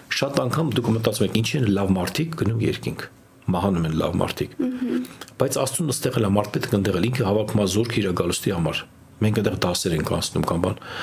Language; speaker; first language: Armenian; native; Armenian